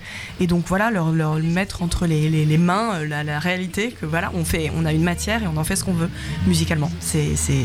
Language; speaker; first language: French; native; French